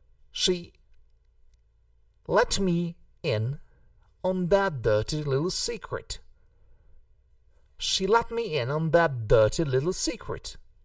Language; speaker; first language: English; non-native, fluent; Hungarian